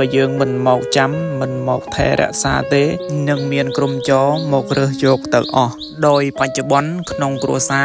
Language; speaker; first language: Khmer; native; Khmer